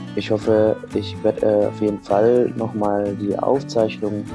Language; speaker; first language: German; non-native, fluent; Sundanese